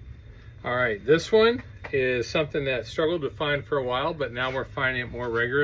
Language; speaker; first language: English; native; English